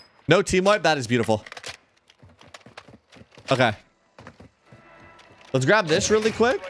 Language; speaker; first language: English; native; English